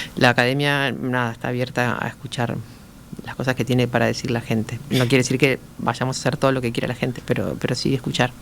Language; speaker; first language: Spanish; native; Spanish